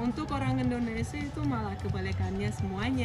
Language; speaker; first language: Indonesian; non-native, fluent; Russian